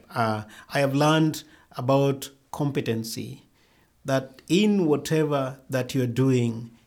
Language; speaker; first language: English; non-native, local second language; Luo (Kenya and Tanzania)